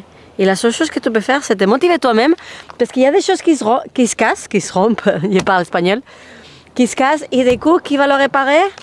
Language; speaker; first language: French; non-native, fluent; Spanish